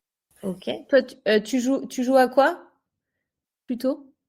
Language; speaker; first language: French; native; French